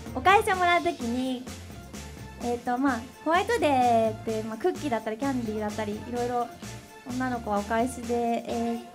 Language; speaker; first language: Japanese; early bilingual, heritage; Japanese